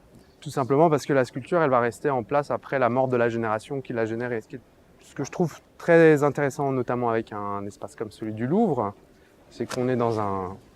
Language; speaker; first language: French; native; French